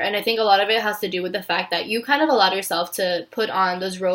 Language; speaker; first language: English; native; English